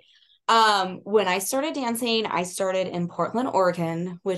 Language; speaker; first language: English; native; English